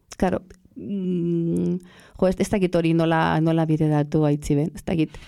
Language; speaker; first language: Basque; non-native, local second language; Spanish